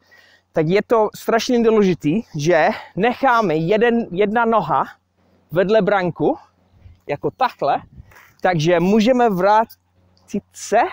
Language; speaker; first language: Czech; non-native, fluent; English